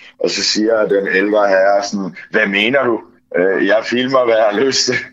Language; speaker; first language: Danish; early bilingual, other home language; Ukrainian